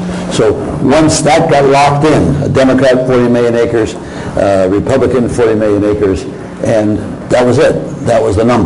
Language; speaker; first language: English; native; English